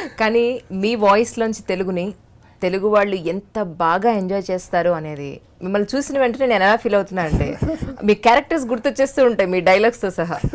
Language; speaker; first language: Telugu; native; Telugu